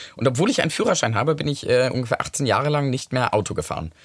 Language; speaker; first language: German; non-native, fluent; English